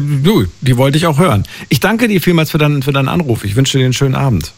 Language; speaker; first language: German; native; German